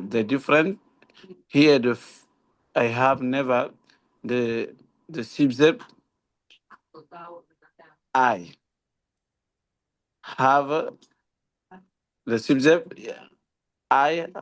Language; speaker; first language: English; non-native, learner; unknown